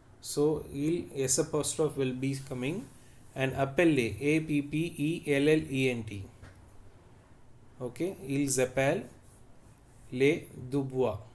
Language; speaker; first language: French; non-native, fluent; Tamil